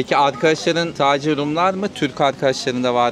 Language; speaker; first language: Turkish; native; Turkish